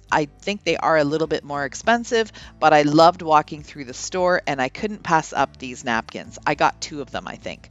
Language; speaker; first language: English; native; English